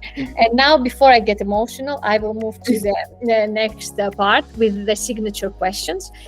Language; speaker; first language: English; non-native, fluent; Greek